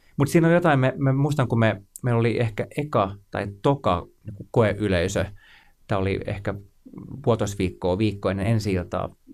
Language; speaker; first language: Finnish; non-native, local second language; Swedish